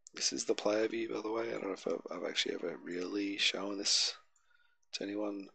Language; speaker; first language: English; native; English